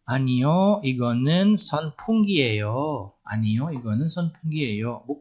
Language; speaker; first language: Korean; non-native, fluent; Indonesian